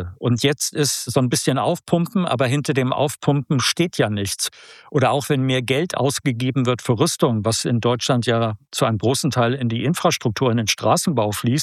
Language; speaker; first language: German; native; German